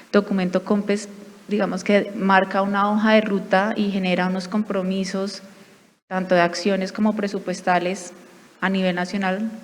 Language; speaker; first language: Spanish; native; Spanish